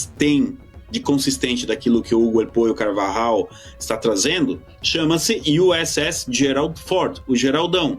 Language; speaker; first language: Portuguese; native; Portuguese